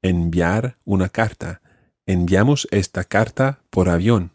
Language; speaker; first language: Spanish; non-native, fluent; English